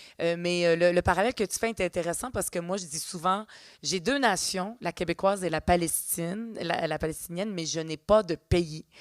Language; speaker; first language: French; early bilingual, other home language; Arabic